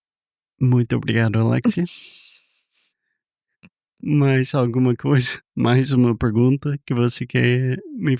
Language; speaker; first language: Portuguese; non-native, fluent; English